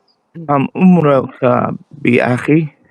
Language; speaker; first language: Arabic; non-native, learner; English